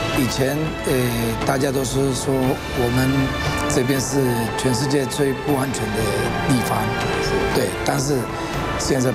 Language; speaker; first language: Chinese; non-native, fluent; Spanish